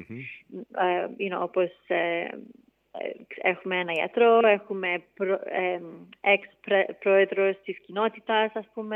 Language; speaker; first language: Greek; early bilingual, heritage; English